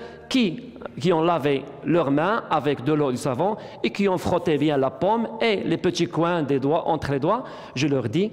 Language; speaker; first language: French; non-native, local second language; Arabic